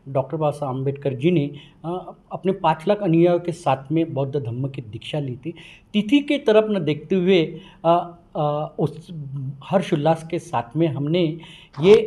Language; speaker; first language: Hindi; non-native, local second language; Marathi